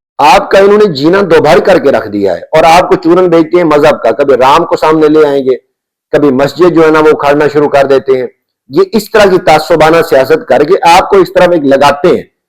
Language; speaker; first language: Urdu; non-native, local second language; Punjabi